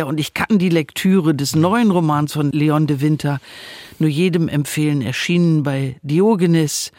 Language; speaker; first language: German; native; German